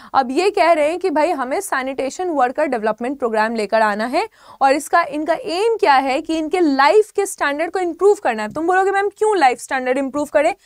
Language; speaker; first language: Hindi; native; Hindi